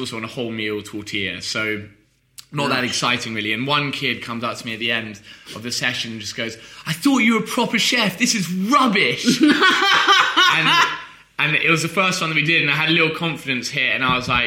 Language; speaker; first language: English; native; English